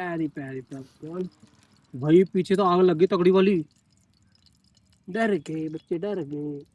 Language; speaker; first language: Hindi; non-native, local second language; Punjabi